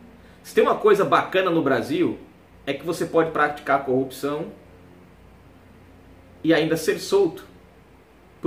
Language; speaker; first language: Portuguese; native; Portuguese